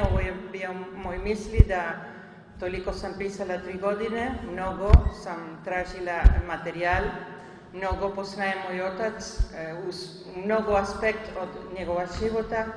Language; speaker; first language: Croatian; early bilingual, heritage; Spanish